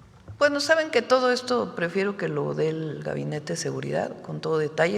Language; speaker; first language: Spanish; native; Spanish